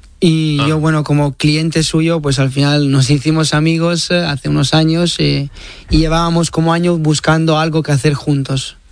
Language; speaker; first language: Spanish; non-native, fluent; Italian